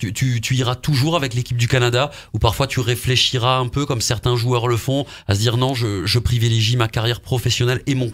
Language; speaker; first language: French; native; French